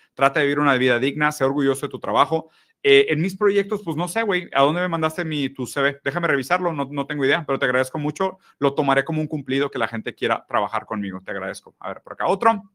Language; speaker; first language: Spanish; early bilingual, other home language; Portuguese